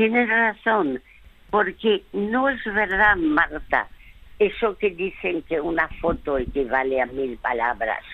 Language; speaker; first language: Spanish; early bilingual, other home language; French